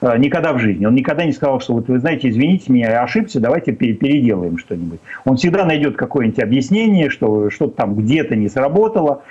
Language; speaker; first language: Russian; native; Russian